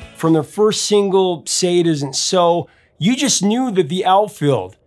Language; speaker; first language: English; native; English